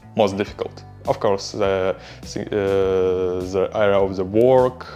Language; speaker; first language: English; non-native, learner; Russian